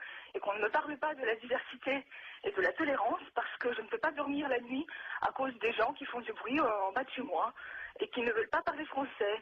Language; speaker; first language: French; non-native, fluent; Russian